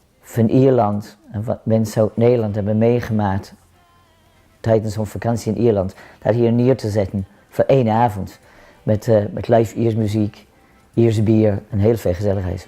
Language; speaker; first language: Dutch; non-native, fluent; English